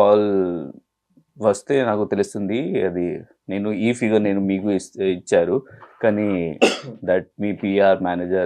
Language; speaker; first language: Telugu; non-native, learner; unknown